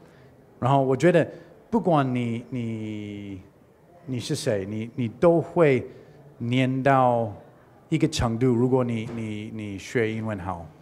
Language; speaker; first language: Chinese; non-native, learner; English